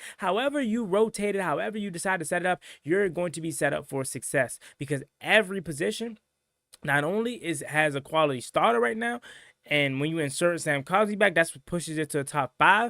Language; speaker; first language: English; native; English